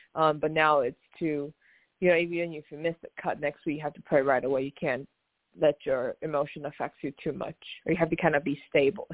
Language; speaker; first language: English; non-native, fluent; Chinese